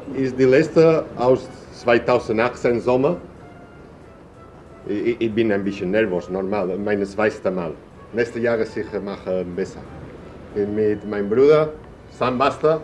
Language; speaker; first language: German; non-native, learner; Spanish